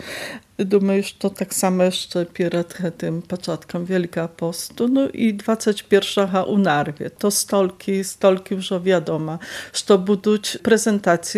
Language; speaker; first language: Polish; non-native, local second language; Belarusian